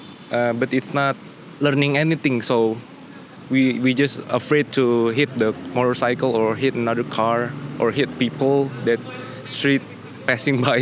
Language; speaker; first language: English; non-native, learner; Indonesian